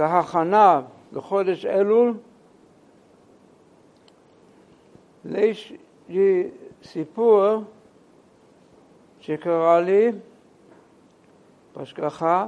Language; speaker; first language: Hebrew; non-native, fluent; English